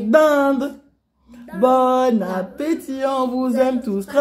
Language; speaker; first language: French; native; French